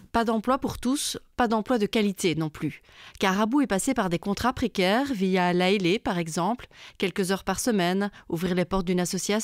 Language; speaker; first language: French; native; French